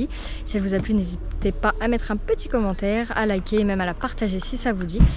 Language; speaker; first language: French; native; French